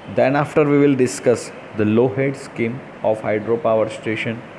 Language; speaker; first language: English; non-native, local second language; Gujarati